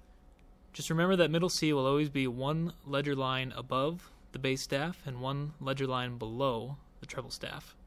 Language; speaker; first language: English; native; English